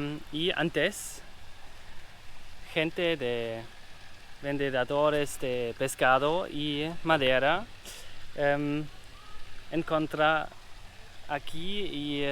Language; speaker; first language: Spanish; non-native, learner; German